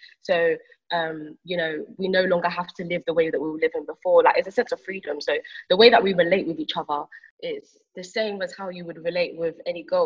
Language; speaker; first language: English; native; English